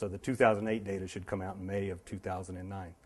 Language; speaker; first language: English; native; English